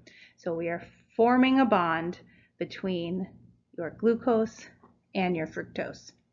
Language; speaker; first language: English; native; English